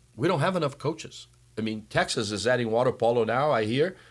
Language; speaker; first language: English; non-native, fluent; Portuguese